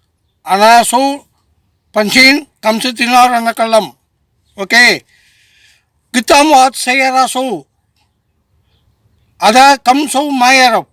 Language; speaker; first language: Arabic; non-native, learner; Tamil